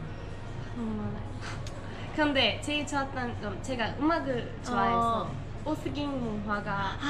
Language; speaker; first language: Korean; non-native, fluent; Turkish